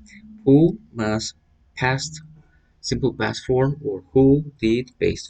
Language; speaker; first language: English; non-native, fluent; Spanish